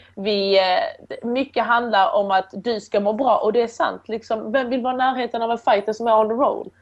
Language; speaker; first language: Swedish; early bilingual, other home language; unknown